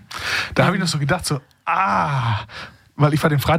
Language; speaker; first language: German; native; German